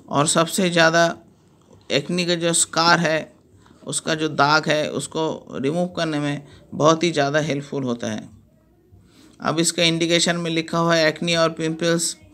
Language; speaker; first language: Hindi; non-native, local second language; Bangla